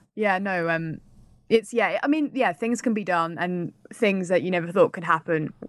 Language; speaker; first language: English; native; English